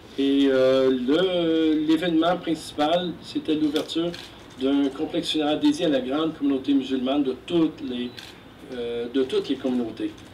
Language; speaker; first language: French; native; French